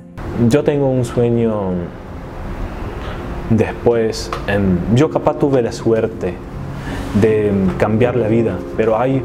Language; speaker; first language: Spanish; non-native, fluent; Arabic